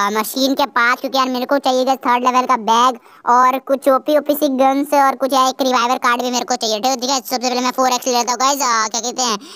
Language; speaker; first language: Hindi; native; Hindi